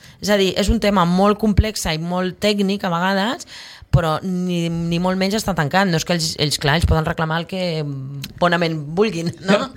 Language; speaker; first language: Catalan; native; Catalan